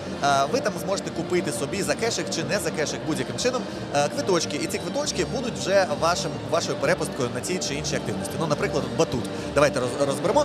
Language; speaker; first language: Ukrainian; native; Ukrainian